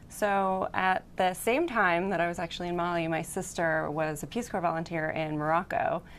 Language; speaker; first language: English; native; English